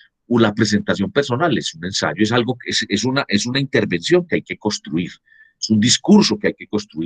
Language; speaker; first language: Spanish; native; Spanish